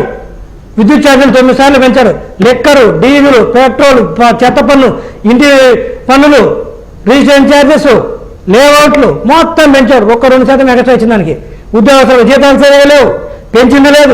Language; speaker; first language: Telugu; native; Telugu